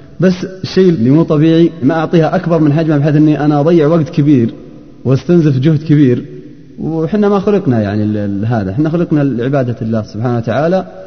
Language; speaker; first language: Arabic; native; Arabic